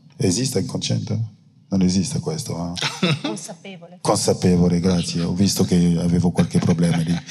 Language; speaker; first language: Italian; non-native, fluent; French